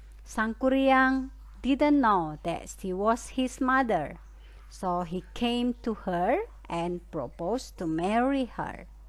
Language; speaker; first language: English; non-native, fluent; Indonesian